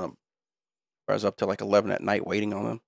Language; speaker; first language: English; native; English